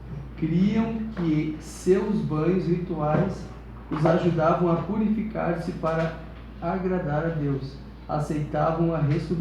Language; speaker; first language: Portuguese; native; Portuguese